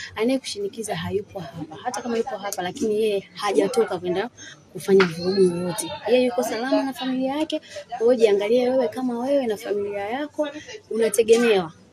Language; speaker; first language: Swahili; native; Swahili